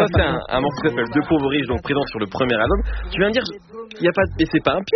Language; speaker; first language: French; native; French